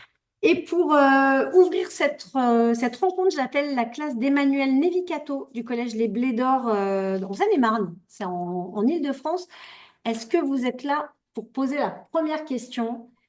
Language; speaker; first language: French; native; French